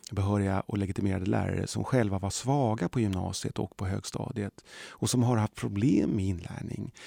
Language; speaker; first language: Swedish; early bilingual, other home language; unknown